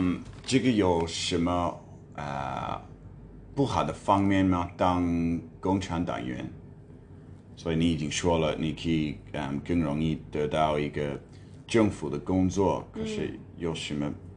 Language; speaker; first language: Chinese; non-native, fluent; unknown